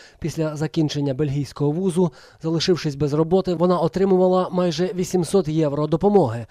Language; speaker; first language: Ukrainian; native; Ukrainian